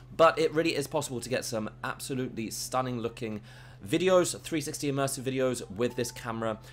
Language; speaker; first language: English; native; English